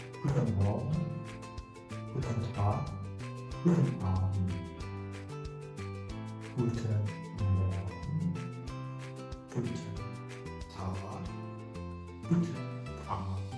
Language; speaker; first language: German; non-native, fluent; Indonesian